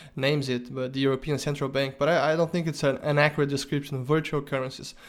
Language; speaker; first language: English; non-native, fluent; Portuguese